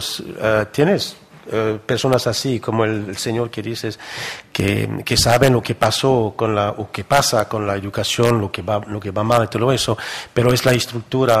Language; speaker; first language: Spanish; non-native, fluent; French